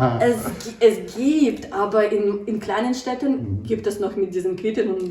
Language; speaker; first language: German; non-native, learner; Ukrainian